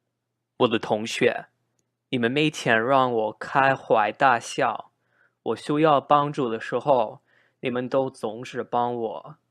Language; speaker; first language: Chinese; non-native, learner; English